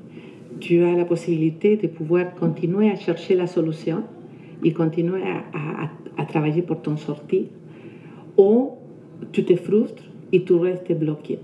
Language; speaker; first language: French; non-native, fluent; Spanish